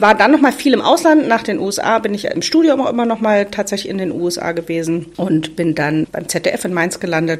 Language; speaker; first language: German; native; German